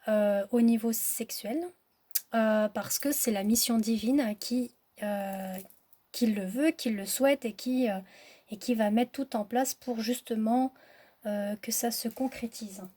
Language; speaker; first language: French; native; French